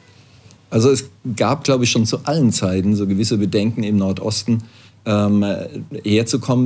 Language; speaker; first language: German; native; German